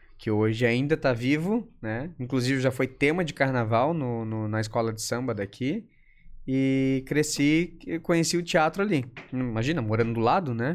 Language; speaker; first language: Portuguese; native; Portuguese